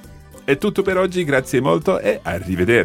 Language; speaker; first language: Italian; non-native, fluent; English